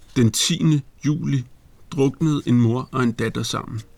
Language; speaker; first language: Danish; native; Danish